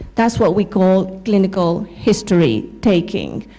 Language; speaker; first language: English; non-native, fluent; Burmese